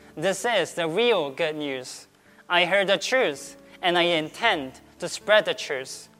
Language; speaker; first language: English; early bilingual, other home language; Korean